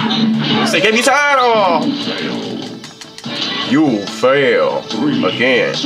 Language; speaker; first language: English; native; English